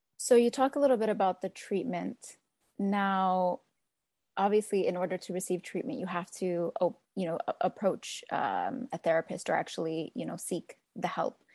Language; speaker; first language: English; native; English